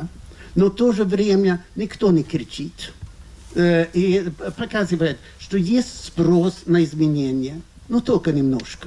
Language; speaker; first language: Russian; non-native, fluent; Swedish